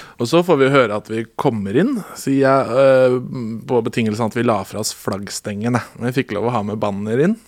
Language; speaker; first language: Norwegian; native; Norwegian